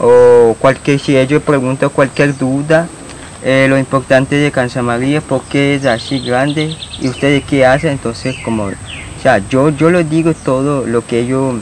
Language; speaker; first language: Spanish; non-native, local second language; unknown